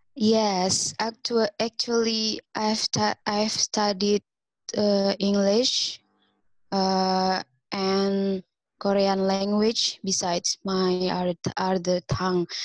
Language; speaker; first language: English; non-native, fluent; Indonesian